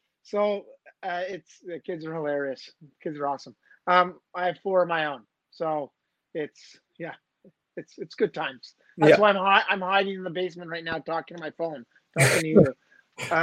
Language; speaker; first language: English; native; English